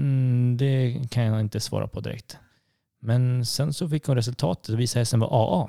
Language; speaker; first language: Swedish; native; Swedish